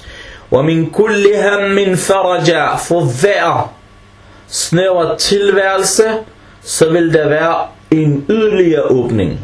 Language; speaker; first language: Danish; early bilingual, other home language; Arabic